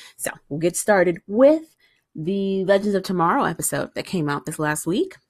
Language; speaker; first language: English; native; English